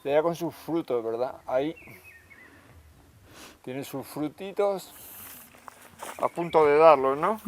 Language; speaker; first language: Spanish; native; Spanish